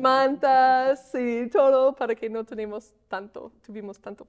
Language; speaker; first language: Spanish; non-native, fluent; English